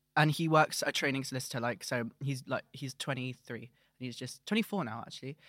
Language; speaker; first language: English; native; English